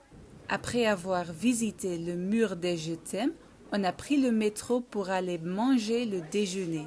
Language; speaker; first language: French; non-native, learner; Dutch